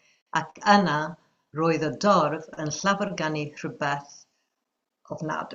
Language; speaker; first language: Welsh; non-native, fluent; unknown